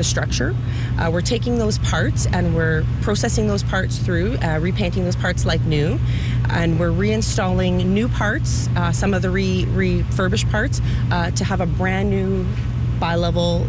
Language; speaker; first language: English; native; English